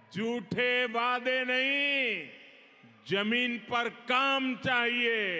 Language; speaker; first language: Hindi; non-native, local second language; Gujarati